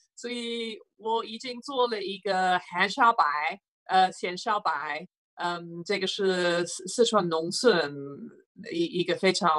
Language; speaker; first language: Chinese; non-native, fluent; English